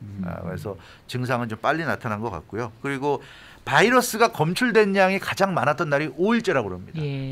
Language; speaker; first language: Korean; native; Korean